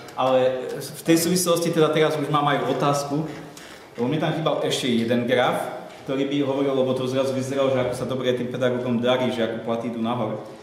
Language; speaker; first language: Slovak; native; Slovak